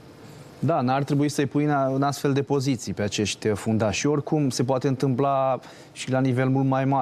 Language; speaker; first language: Romanian; native; Romanian